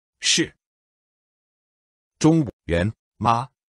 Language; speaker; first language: Chinese; non-native, learner; English